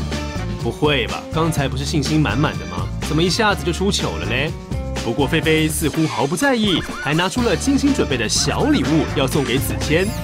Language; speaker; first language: Chinese; native; Chinese